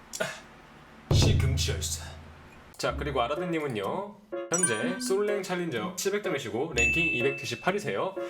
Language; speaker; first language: Korean; native; Korean